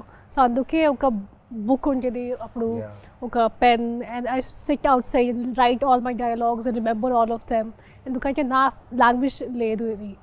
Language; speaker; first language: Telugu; non-native, local second language; Hindi